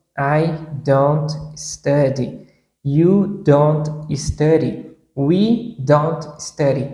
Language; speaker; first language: English; non-native, fluent; Portuguese